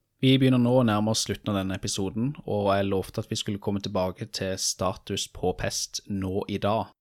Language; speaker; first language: Norwegian; native; Norwegian